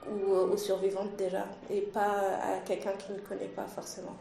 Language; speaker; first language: French; early bilingual, other home language; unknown